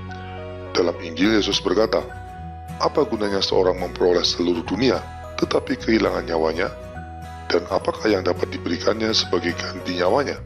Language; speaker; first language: Indonesian; native; Indonesian